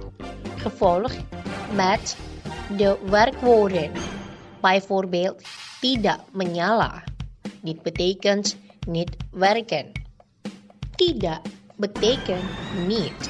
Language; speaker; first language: Dutch; non-native, learner; Indonesian